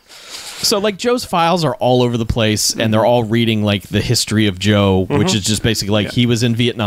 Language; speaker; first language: English; native; English